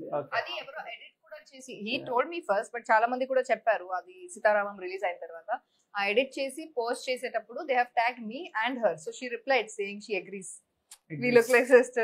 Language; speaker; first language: Telugu; non-native, local second language; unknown